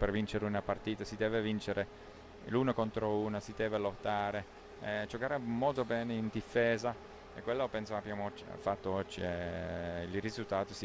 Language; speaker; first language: Italian; non-native, local second language; German